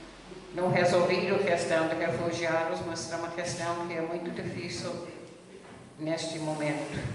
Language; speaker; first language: Portuguese; non-native, fluent; English